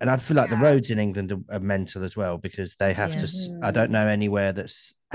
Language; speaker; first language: English; native; English